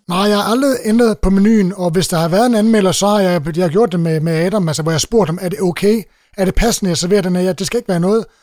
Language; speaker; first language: Danish; native; Danish